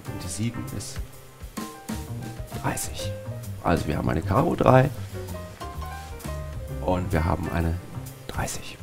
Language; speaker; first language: German; native; German